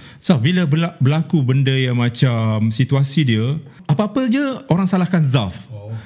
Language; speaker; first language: Malay; native; Malay